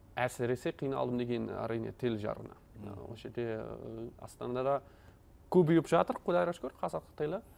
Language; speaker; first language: Kazakh; non-native, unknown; Dutch